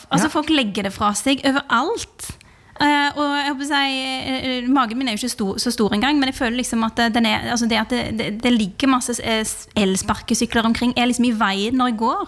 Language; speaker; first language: Norwegian; early bilingual, other home language; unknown